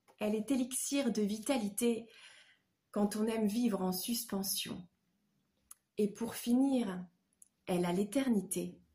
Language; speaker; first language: French; native; French